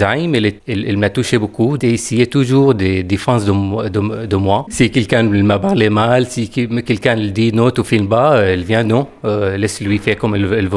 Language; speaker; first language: French; non-native, fluent; Arabic